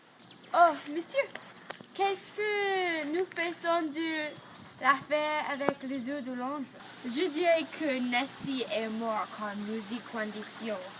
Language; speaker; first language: French; non-native, learner; English